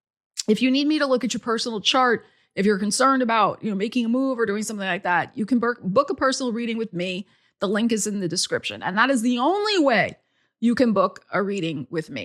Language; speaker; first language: English; native; English